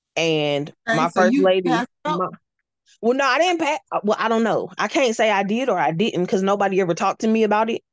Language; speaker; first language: English; native; English